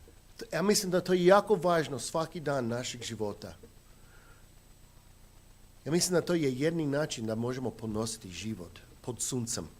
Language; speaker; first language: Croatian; non-native, fluent; English